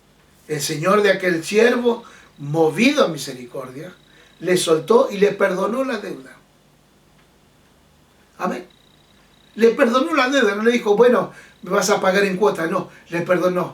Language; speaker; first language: Spanish; native; Spanish